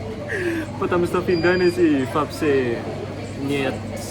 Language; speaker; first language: Russian; non-native, learner; Indonesian